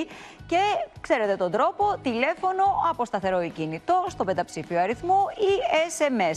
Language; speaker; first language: Greek; native; Greek